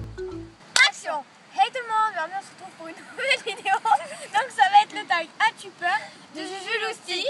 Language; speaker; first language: French; native; French